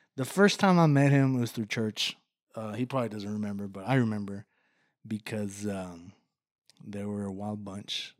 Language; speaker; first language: English; early bilingual, other home language; Spanish